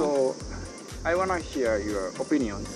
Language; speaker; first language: English; non-native, fluent; Japanese